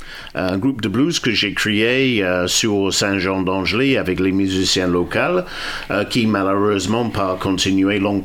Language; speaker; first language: French; non-native, fluent; English